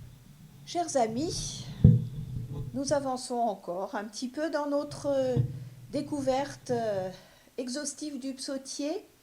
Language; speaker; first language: French; native; French